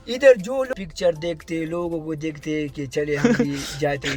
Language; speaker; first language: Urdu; non-native, local second language; Pashto